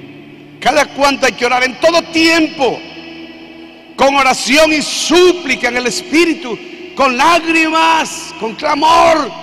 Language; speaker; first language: Spanish; native; Spanish